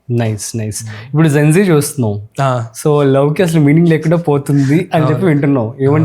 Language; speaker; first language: Telugu; native; Telugu